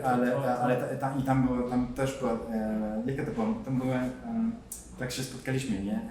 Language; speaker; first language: Polish; non-native, learner; English